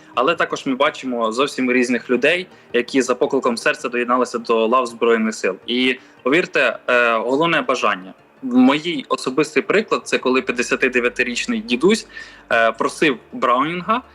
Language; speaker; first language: Ukrainian; native; Ukrainian